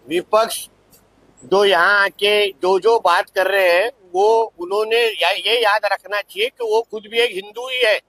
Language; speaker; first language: Hindi; non-native, local second language; Marathi